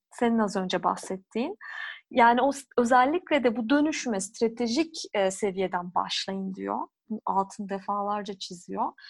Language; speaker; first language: Turkish; native; Turkish